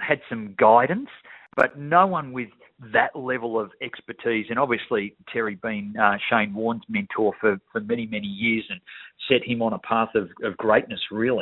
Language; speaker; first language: English; native; English